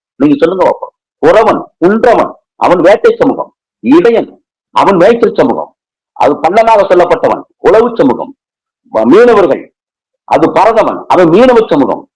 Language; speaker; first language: Tamil; native; Tamil